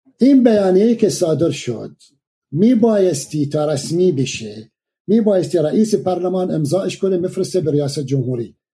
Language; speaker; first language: Persian; non-native, fluent; Arabic